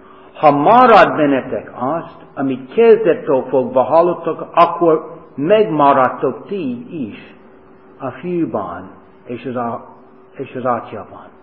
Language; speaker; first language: Hungarian; non-native, fluent; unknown